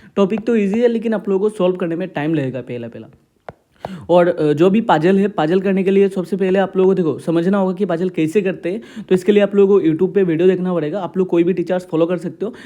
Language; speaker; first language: Hindi; non-native, local second language; Assamese